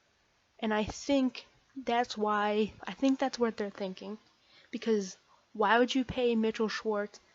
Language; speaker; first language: English; native; English